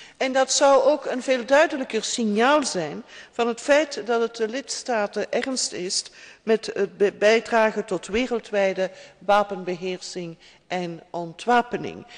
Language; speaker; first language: Dutch; native; Dutch